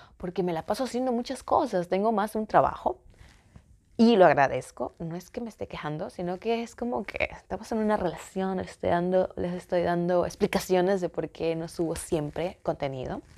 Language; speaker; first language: Spanish; native; Spanish